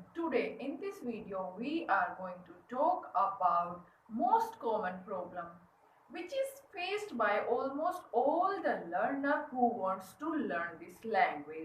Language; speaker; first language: English; non-native, learner; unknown